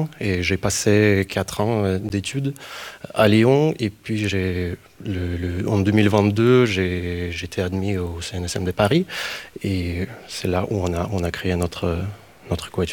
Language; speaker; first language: French; non-native, fluent; Ukrainian